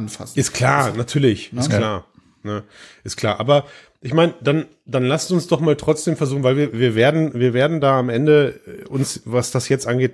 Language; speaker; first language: German; native; German